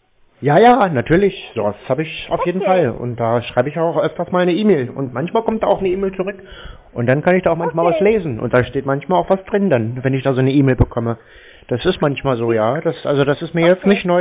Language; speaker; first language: German; native; German